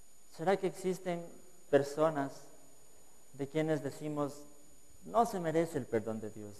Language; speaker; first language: Spanish; native; Spanish